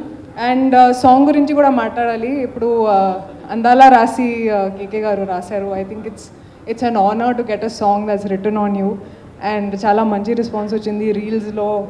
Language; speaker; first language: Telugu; non-native, local second language; Hindi